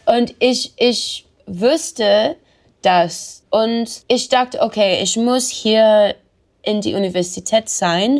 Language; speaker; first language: German; non-native, learner; English